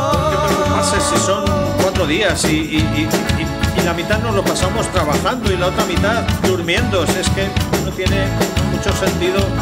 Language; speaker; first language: Spanish; native; Spanish